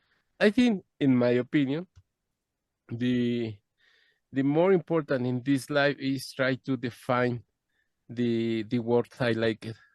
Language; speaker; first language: English; non-native, learner; Spanish